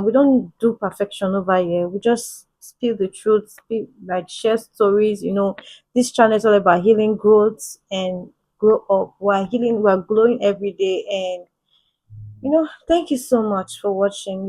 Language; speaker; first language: English; native; English